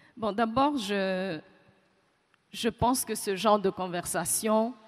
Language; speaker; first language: French; non-native, local second language; Kinyarwanda